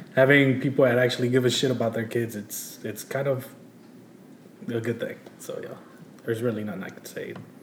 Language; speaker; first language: English; early bilingual, other home language; Spanish